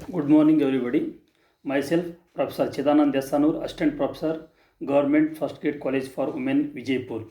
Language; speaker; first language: English; non-native, local second language; Kannada